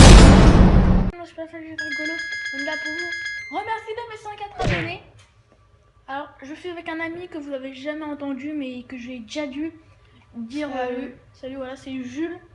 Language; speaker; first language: French; native; French